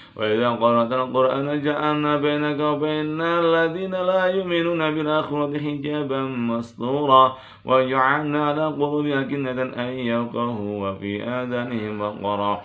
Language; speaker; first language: Arabic; non-native, fluent; Indonesian